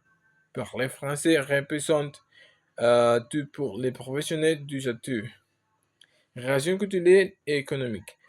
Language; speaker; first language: French; non-native, learner; Spanish